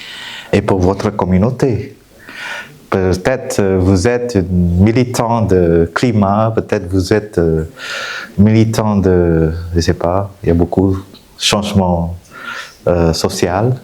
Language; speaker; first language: French; non-native, fluent; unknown